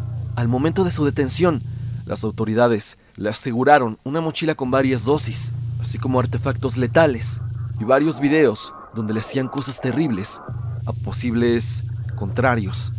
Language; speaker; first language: Spanish; native; Spanish